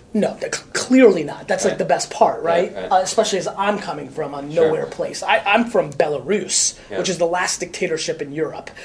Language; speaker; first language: English; native; English